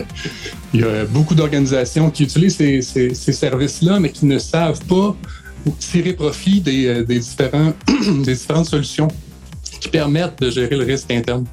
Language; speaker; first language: French; native; French